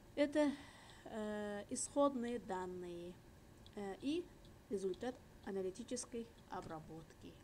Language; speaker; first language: Russian; non-native, local second language; Uzbek